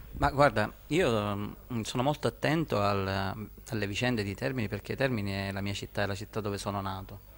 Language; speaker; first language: Italian; native; Italian